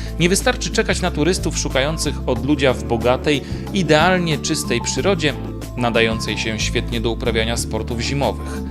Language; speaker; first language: Polish; native; Polish